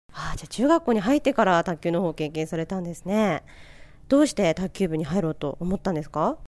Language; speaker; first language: Japanese; native; Japanese